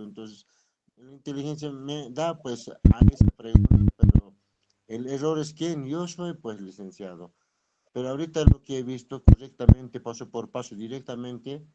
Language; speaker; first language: Spanish; non-native, local second language; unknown